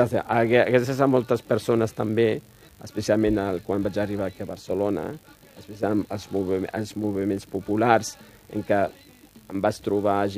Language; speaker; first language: Catalan; non-native, fluent; Riffian